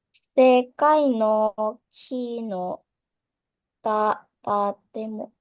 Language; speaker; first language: Japanese; non-native, learner; Indonesian